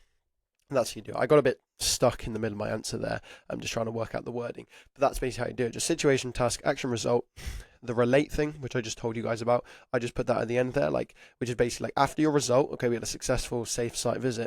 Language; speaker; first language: English; native; English